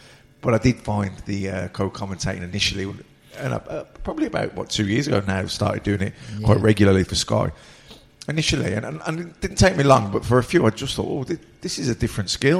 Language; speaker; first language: English; native; English